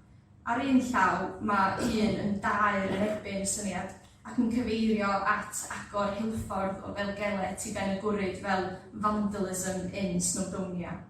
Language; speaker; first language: Welsh; native; Welsh